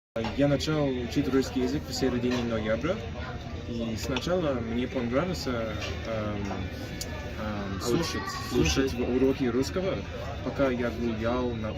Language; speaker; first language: Russian; non-native, learner; English